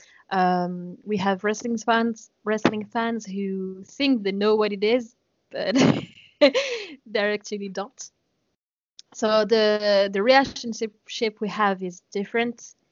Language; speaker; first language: English; non-native, fluent; French